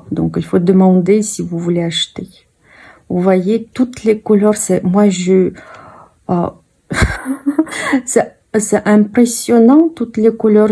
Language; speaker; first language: French; non-native, fluent; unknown